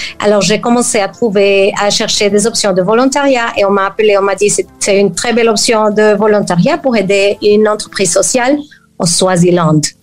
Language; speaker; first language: French; non-native, fluent; Spanish